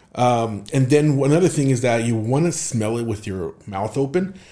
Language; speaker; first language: English; non-native, fluent; Portuguese